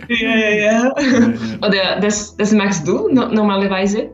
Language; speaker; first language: German; non-native, learner; Slovak